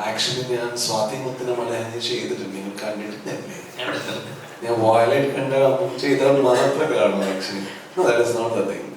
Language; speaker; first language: Malayalam; non-native, learner; Kannada